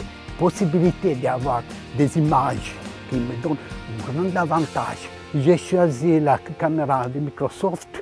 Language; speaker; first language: French; non-native, fluent; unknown